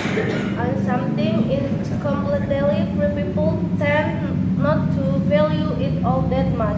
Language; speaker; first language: English; non-native, learner; Indonesian